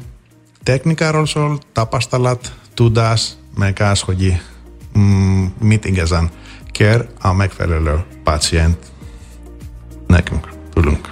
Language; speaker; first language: Hungarian; non-native, fluent; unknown